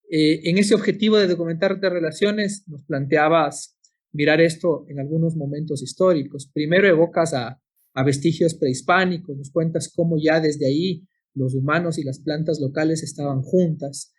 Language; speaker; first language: Spanish; native; Spanish